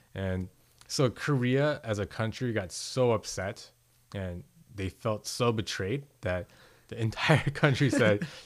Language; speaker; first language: English; native; English